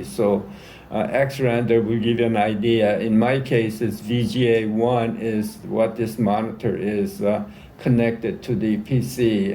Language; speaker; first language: English; native; English